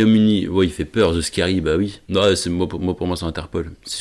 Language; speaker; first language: French; native; French